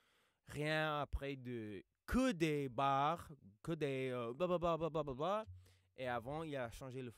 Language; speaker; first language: French; non-native, fluent; English